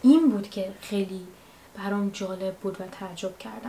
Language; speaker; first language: Persian; native; Persian